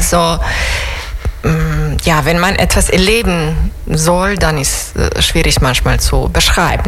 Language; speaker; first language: German; non-native, fluent; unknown